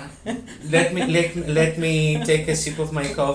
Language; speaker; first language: English; non-native, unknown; Greek